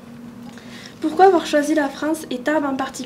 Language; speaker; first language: French; native; French